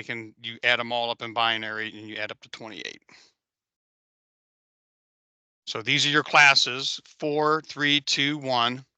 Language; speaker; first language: English; native; English